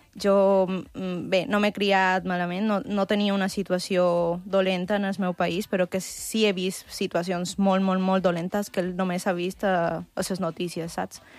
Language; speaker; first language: Catalan; early bilingual, other home language; Spanish